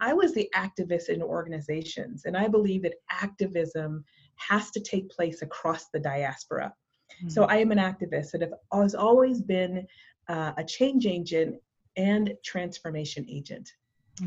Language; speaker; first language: English; native; English